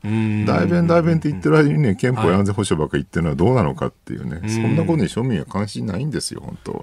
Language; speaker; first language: Japanese; native; Japanese